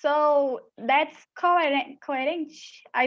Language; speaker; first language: English; non-native, learner; Portuguese